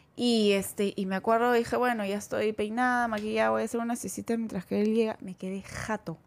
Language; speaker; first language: Spanish; native; Spanish